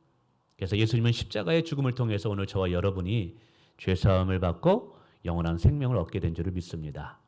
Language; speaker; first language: Korean; native; Korean